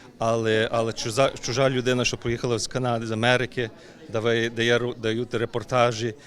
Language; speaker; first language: Ukrainian; early bilingual, heritage; Ukrainian